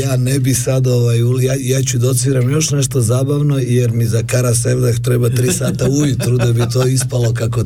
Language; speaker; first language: Serbian; native; Serbian